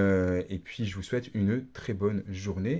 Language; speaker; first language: French; native; French